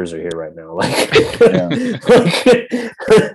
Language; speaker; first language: English; native; English